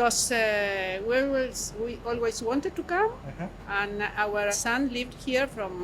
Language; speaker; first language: English; non-native, learner; Spanish